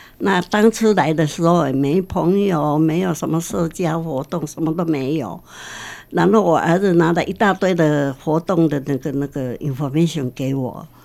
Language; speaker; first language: Chinese; non-native, local second language; Min Nan Chinese